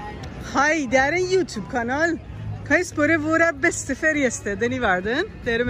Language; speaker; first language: Norwegian; non-native, learner; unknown